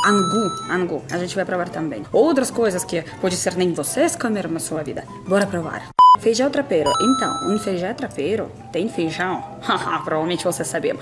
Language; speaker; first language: Portuguese; non-native, fluent; Russian